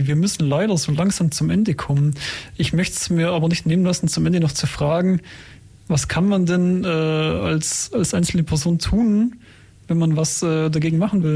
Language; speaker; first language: German; native; German